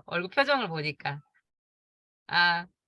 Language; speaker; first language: Korean; native; Korean